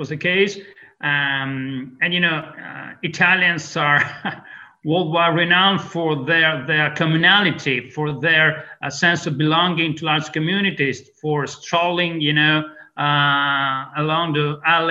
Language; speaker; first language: English; non-native, fluent; Italian